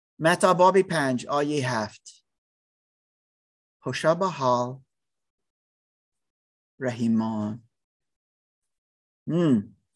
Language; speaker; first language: Persian; non-native, learner; English